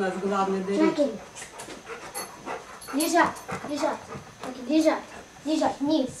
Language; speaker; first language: Russian; early bilingual, heritage; Russian